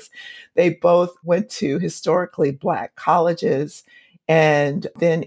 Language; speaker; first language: English; native; English